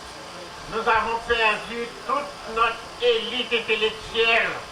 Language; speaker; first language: French; non-native, local second language; Haitian Creole